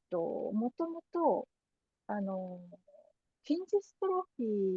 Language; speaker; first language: Japanese; native; Japanese